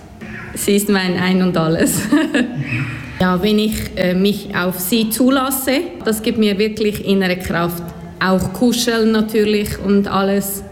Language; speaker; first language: German; early bilingual, other home language; Turkish